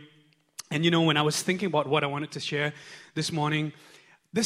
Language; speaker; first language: English; non-native, local second language; Khasi